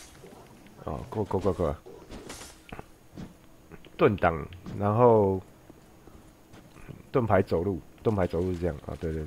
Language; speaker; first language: Chinese; native; Chinese